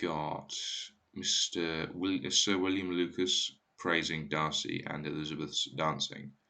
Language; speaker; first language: English; native; English